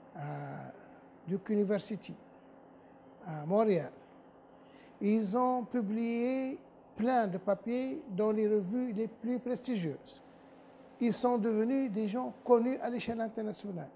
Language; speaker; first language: French; non-native, local second language; Arabic